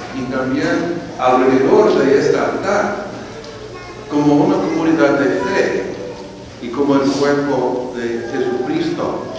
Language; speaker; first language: Spanish; non-native, fluent; English